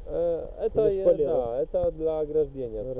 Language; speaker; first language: Russian; non-native, fluent; Polish